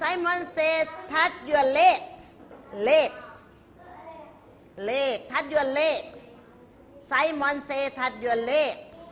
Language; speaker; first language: English; non-native, fluent; Thai